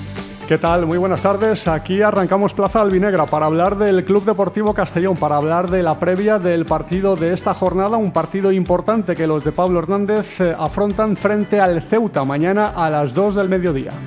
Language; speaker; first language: Spanish; native; Spanish